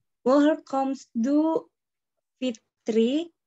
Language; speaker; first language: German; non-native, learner; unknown